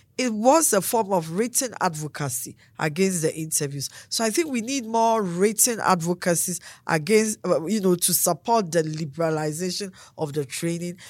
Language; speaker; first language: English; non-native, local second language; Akan